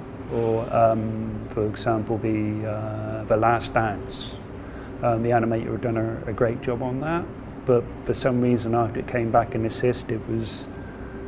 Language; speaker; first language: English; native; English